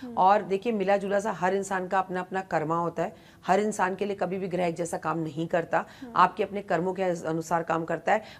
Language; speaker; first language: Hindi; native; Hindi